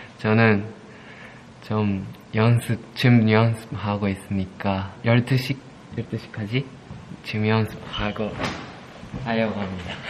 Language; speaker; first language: Korean; non-native, fluent; Japanese